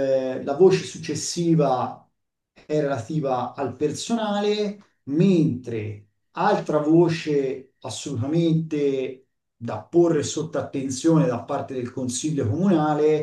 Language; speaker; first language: Italian; native; Italian